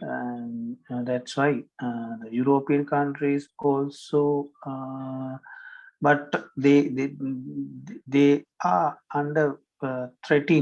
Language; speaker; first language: English; non-native, learner; Sinhala